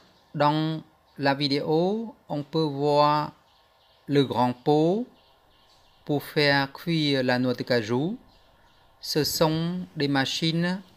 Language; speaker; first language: French; non-native, fluent; Khmer